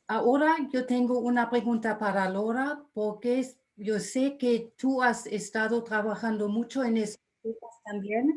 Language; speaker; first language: Spanish; non-native, fluent; German